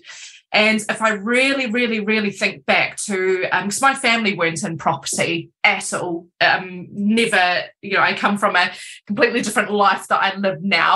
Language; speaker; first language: English; native; English